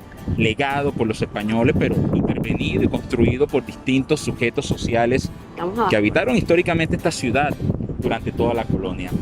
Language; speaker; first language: Spanish; native; Spanish